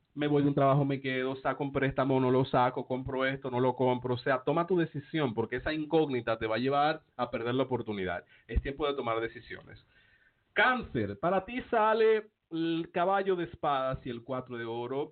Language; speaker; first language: Spanish; native; Spanish